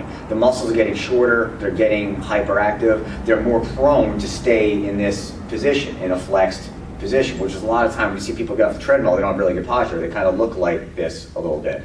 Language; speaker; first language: English; native; English